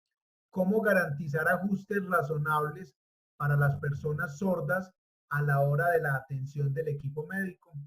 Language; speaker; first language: Spanish; native; Spanish